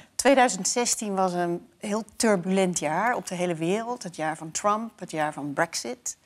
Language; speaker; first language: Dutch; native; Dutch